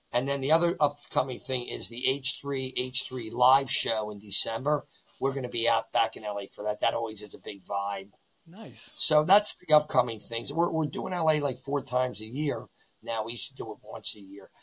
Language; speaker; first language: English; native; English